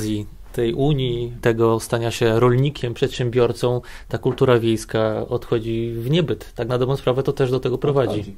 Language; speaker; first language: Polish; native; Polish